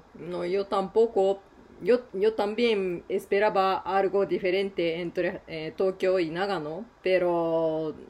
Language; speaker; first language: Spanish; non-native, learner; Japanese